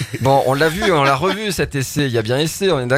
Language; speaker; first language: French; native; French